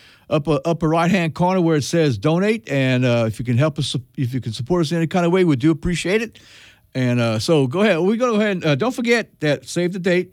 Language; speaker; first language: English; native; English